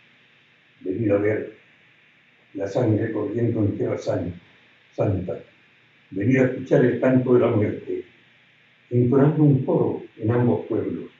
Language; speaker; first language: Spanish; native; Spanish